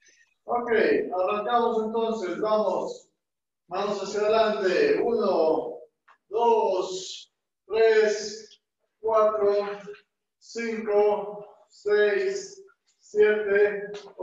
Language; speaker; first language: Spanish; native; Spanish